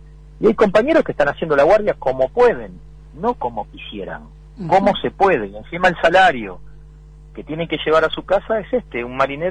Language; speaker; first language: Spanish; native; Spanish